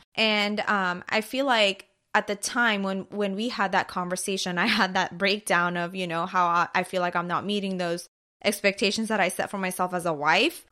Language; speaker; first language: English; early bilingual, other home language; Persian